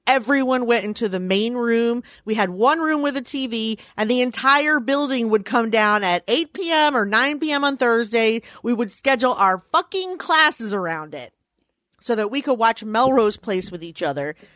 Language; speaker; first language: English; native; English